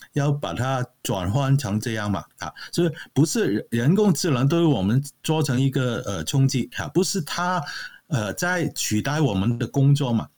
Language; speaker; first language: Chinese; non-native, local second language; Cantonese